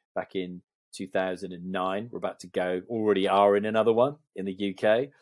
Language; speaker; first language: English; native; English